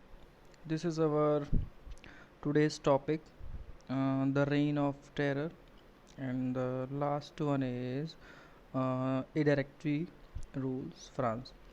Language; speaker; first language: English; non-native, local second language; Hindi